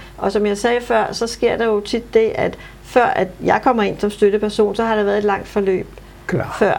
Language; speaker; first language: Danish; native; Danish